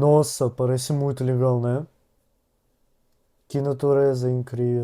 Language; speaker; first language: Portuguese; non-native, learner; Russian